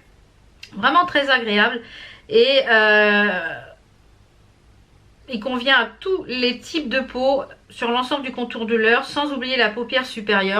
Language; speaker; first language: French; native; French